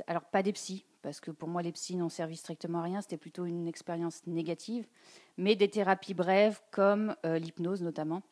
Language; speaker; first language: French; native; French